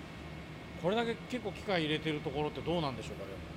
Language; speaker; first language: Japanese; native; Japanese